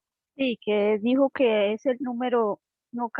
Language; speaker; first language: Spanish; native; Spanish